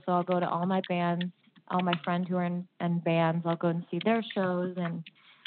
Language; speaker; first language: English; native; English